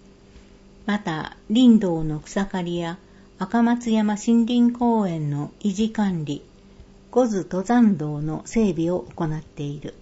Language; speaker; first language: Japanese; native; Japanese